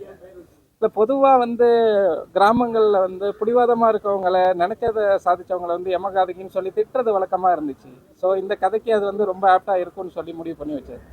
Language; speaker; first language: Tamil; native; Tamil